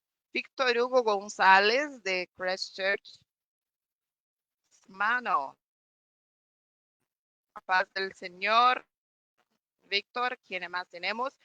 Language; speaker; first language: Spanish; non-native, fluent; Portuguese